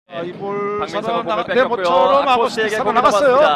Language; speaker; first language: Korean; native; Korean